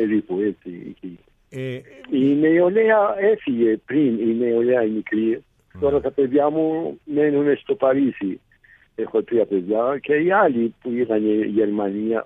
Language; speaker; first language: Greek; early bilingual, heritage; Greek